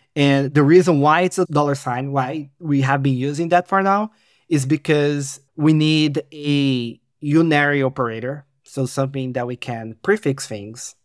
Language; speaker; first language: English; non-native, fluent; Portuguese